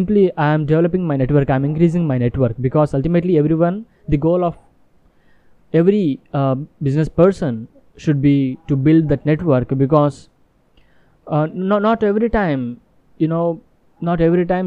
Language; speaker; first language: English; non-native, local second language; Telugu